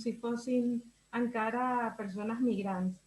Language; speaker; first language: Catalan; non-native, learner; Spanish